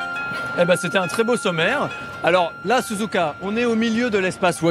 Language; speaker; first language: French; native; French